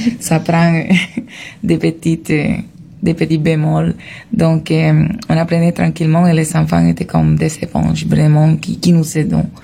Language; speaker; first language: French; non-native, fluent; Spanish